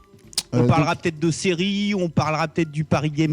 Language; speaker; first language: French; native; French